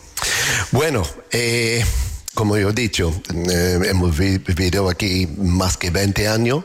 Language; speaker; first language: Spanish; non-native, learner; English